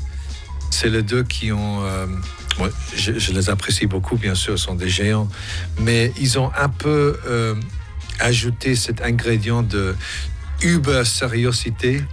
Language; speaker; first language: French; non-native, fluent; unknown